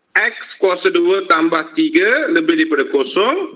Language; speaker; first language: Malay; non-native, local second language; Tamil